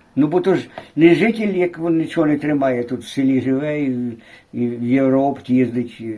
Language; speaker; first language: Ukrainian; native; Ukrainian